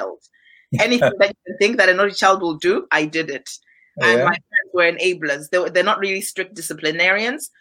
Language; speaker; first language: English; non-native, local second language; Nyanja